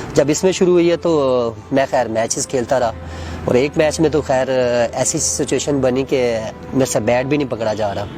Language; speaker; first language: Urdu; non-native, local second language; Punjabi